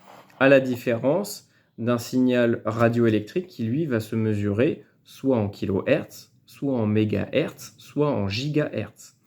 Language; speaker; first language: French; native; French